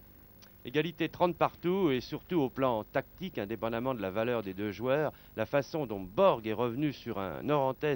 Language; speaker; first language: French; native; French